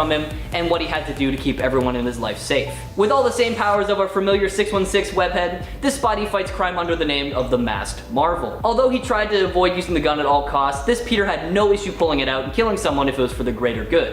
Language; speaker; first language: English; native; English